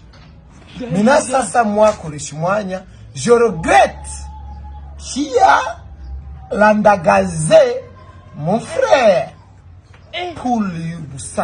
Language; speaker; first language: French; non-native, learner; Rundi